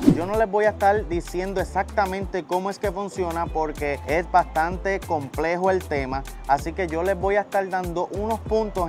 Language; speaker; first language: Spanish; native; Spanish